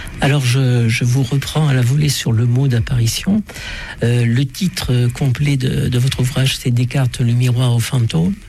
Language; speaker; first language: French; native; French